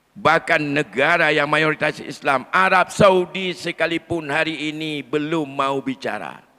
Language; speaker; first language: Malay; non-native, local second language; Achinese